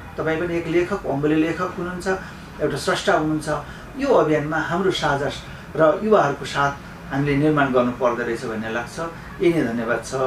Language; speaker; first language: Nepali; non-native, local second language; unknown